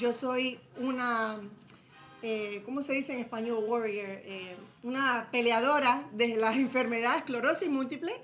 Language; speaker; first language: Spanish; early bilingual, heritage; Spanish